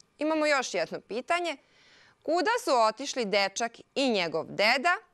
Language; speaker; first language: Serbian; non-native, local second language; Hungarian